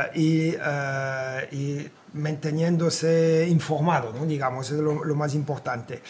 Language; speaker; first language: Spanish; non-native, fluent; French